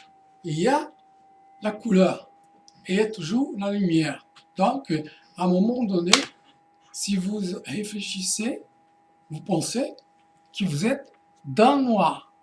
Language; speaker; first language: French; non-native, fluent; Portuguese